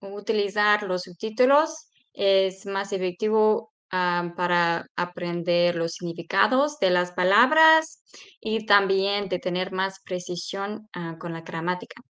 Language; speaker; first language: Spanish; non-native, fluent; English